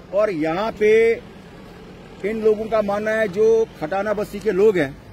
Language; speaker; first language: Hindi; native; Hindi